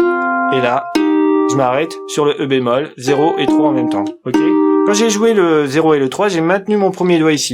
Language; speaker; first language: French; native; French